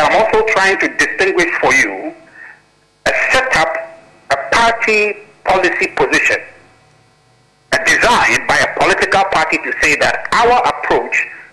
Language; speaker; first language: English; non-native, local second language; Ewe